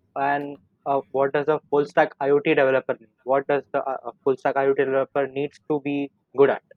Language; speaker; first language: English; non-native, local second language; Hindi